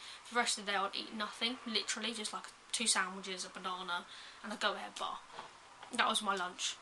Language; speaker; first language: English; native; English